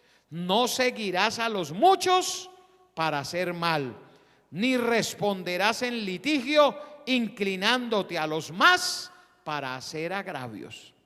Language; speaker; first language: Spanish; native; Spanish